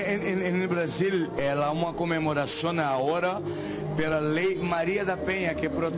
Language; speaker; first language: Spanish; non-native, learner; Portuguese